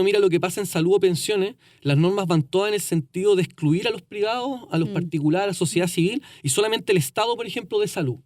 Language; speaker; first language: Spanish; native; Spanish